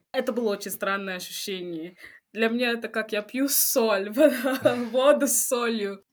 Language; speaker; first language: Russian; non-native, fluent; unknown